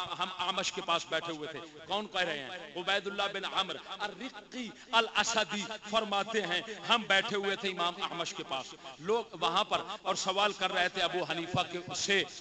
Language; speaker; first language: Urdu; non-native, local second language; Saraiki